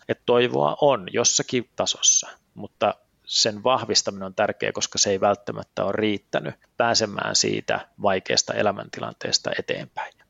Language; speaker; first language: Finnish; early bilingual, heritage; Finnish